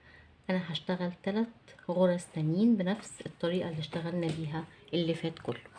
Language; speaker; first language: Arabic; native; Arabic